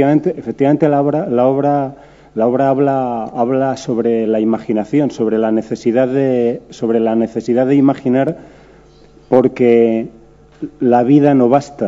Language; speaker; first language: Spanish; native; Spanish